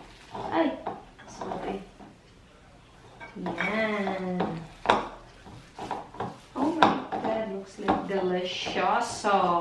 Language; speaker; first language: English; non-native, learner; Filipino